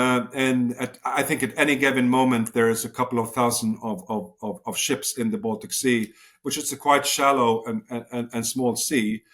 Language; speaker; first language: English; non-native, fluent; Swedish